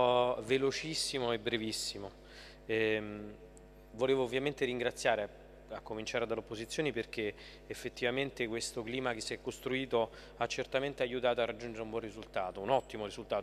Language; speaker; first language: Italian; native; Italian